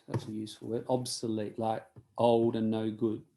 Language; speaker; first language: English; native; English